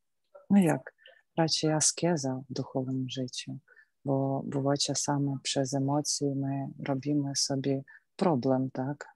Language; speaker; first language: Polish; non-native, learner; Ukrainian